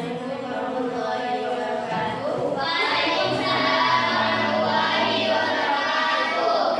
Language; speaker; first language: Indonesian; native; Indonesian